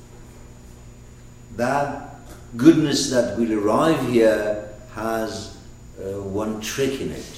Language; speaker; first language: English; non-native, fluent; Persian